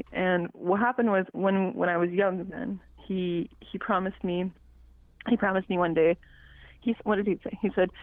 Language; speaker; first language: English; non-native, fluent; Cree